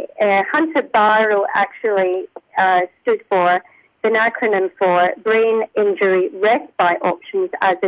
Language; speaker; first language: English; native; English